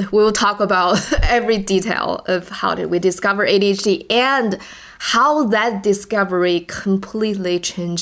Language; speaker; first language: English; non-native, fluent; Chinese